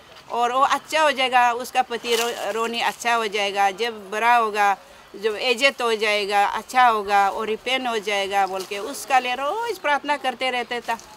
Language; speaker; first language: Hindi; non-native, local second language; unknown